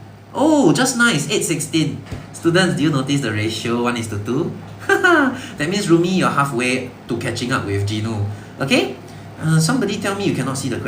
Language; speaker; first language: English; non-native, local second language; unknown